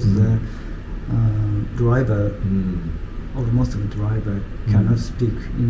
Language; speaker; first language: English; non-native, learner; Japanese